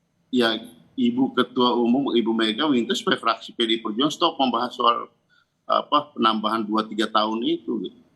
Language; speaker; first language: Indonesian; native; Indonesian